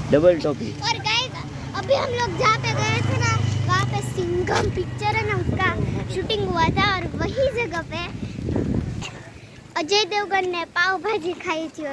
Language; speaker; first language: Hindi; non-native, local second language; Gujarati